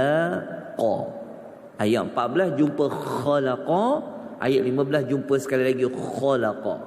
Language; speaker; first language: Malay; native; Malay